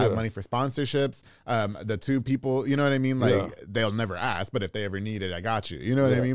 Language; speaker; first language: English; native; English